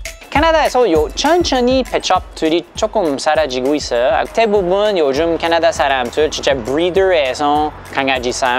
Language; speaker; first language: Korean; non-native, learner; English